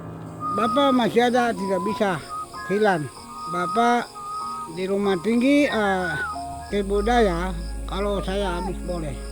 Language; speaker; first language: Indonesian; non-native, local second language; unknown